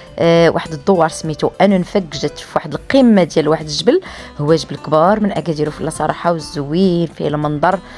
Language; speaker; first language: Arabic; native; Arabic